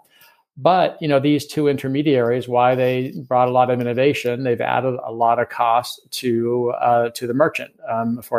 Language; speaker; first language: English; native; English